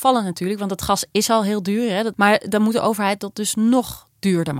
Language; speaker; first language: Dutch; native; Dutch